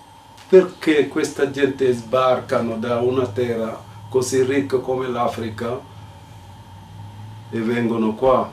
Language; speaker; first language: Italian; non-native, fluent; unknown